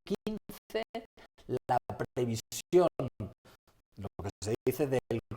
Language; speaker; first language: Spanish; native; Spanish